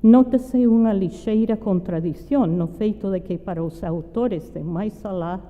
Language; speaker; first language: Portuguese; non-native, fluent; English